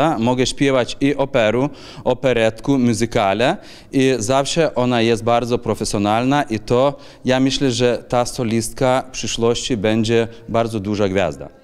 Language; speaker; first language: Polish; non-native, fluent; Lithuanian